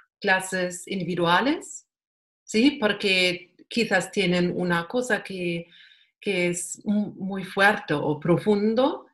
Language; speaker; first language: Spanish; non-native, learner; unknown